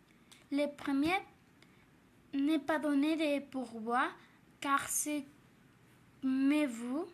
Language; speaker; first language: French; non-native, learner; Spanish